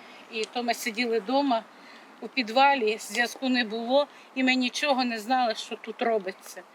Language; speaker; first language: Ukrainian; native; Ukrainian